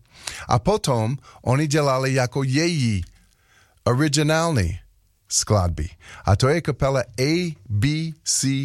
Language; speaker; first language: Czech; non-native, learner; English